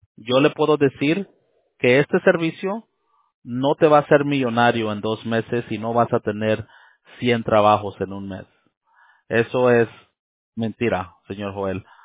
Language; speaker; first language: Spanish; early bilingual, heritage; Spanish